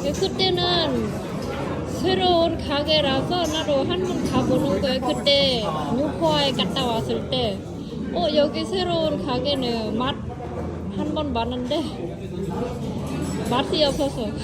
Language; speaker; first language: Korean; non-native, fluent; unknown